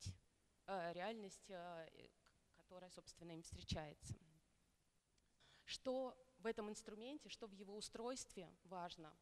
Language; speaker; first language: Russian; native; Russian